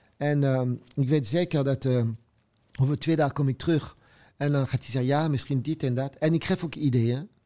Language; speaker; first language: Dutch; non-native, fluent; French